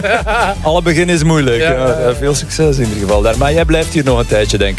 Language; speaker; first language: Dutch; native; Dutch